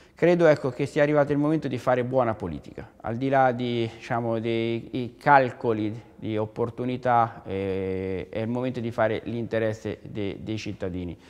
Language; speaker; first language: Italian; native; Italian